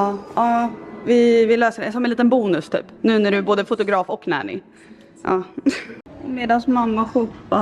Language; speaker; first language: Swedish; native; Swedish